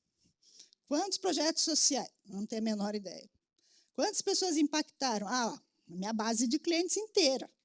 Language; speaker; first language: Portuguese; native; Portuguese